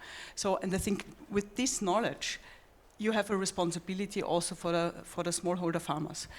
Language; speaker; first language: English; non-native, fluent; German